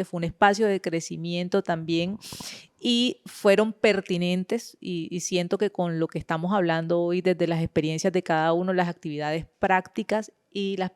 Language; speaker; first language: Spanish; native; Spanish